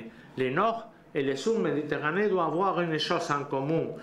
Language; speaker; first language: French; non-native, learner; Spanish